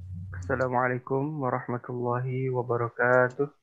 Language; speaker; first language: Indonesian; native; Indonesian